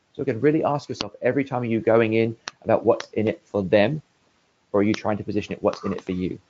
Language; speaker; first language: English; native; English